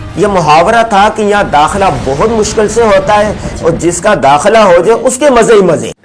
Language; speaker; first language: Urdu; non-native, local second language; Punjabi